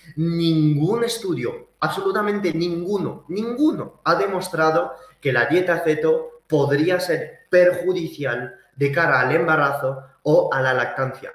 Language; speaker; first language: Spanish; early bilingual, heritage; Spanish